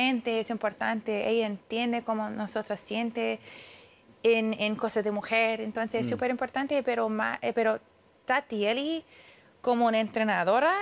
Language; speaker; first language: Spanish; early bilingual, heritage; English